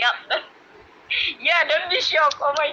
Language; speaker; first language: English; non-native, learner; Indonesian